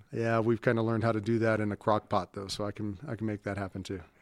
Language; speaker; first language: English; native; English